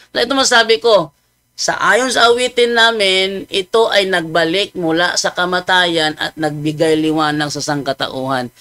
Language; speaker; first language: Filipino; non-native, local second language; Cebuano